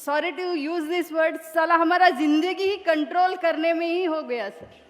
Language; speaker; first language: Hindi; non-native, local second language; Kannada